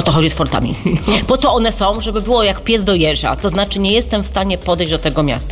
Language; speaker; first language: Polish; native; Polish